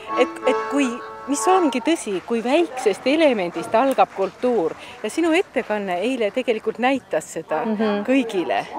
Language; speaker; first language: Estonian; native; Estonian